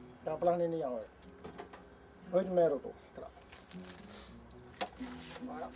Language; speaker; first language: French; non-native, local second language; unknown